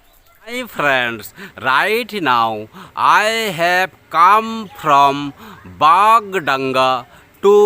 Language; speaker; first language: English; non-native, local second language; Bangla